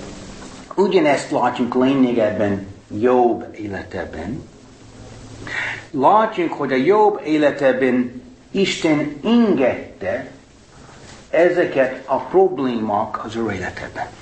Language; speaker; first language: Hungarian; non-native, fluent; English